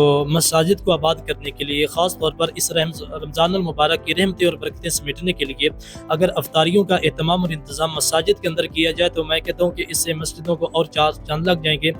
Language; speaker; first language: Urdu; native; Urdu